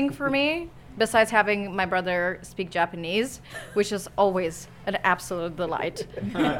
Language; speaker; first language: English; non-native, fluent; Romanian